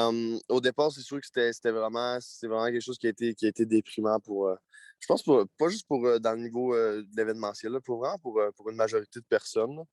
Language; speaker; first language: French; native; French